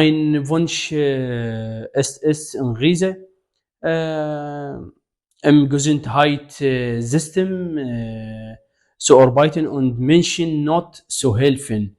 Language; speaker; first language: German; non-native, learner; Arabic